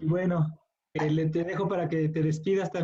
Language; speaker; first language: Spanish; native; Spanish